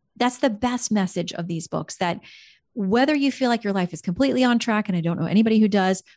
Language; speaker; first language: English; native; English